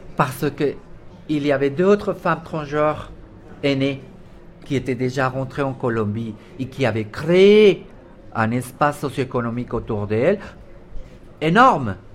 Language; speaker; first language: French; non-native, fluent; Spanish